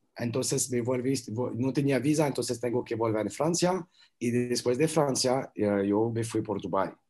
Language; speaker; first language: Spanish; non-native, learner; French